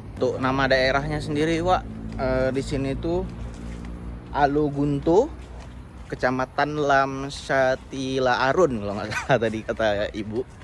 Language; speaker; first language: Indonesian; native; Indonesian